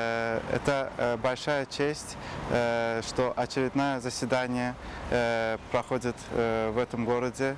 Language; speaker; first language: Russian; non-native, fluent; Azerbaijani